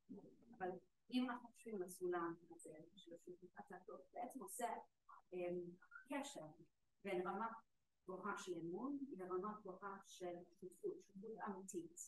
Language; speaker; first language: Hebrew; native; Hebrew